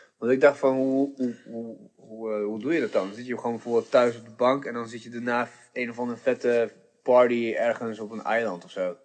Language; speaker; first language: Dutch; early bilingual, other home language; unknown